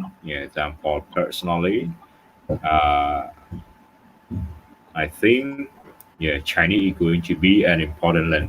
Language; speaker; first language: English; non-native, fluent; Khmer